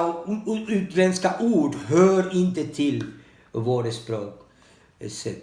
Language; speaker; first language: Swedish; non-native, learner; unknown